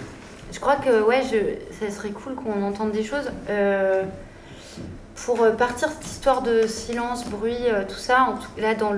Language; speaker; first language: French; native; French